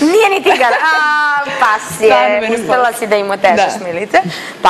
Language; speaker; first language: Croatian; native; Croatian